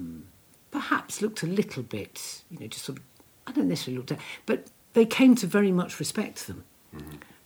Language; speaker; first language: English; native; English